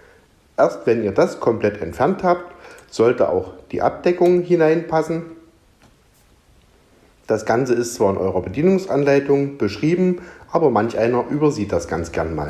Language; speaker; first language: German; native; German